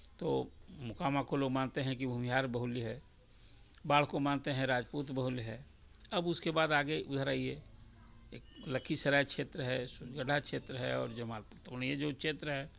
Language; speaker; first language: Hindi; native; Hindi